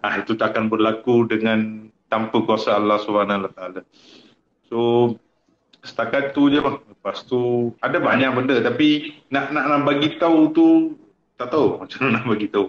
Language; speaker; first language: Malay; non-native, local second language; Tamil